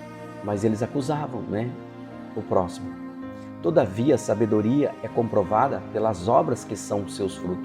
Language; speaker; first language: Portuguese; native; Portuguese